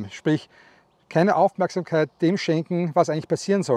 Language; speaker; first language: German; native; German